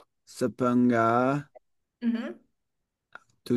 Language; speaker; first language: Indonesian; non-native, learner; English